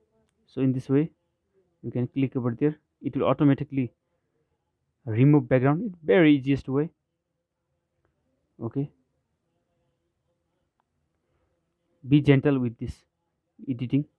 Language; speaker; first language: English; non-native, fluent; Nepali